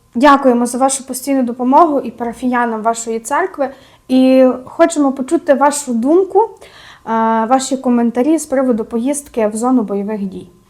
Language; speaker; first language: Ukrainian; native; Ukrainian